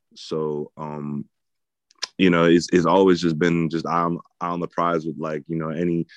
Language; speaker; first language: English; native; English